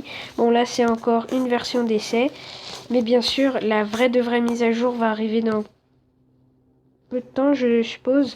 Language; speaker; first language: French; native; French